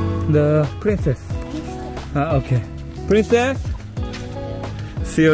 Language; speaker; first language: English; non-native, learner; Korean